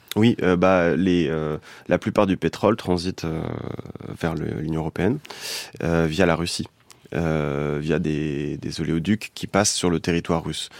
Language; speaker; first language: French; native; French